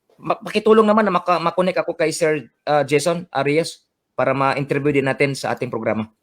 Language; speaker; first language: Filipino; non-native, local second language; Cebuano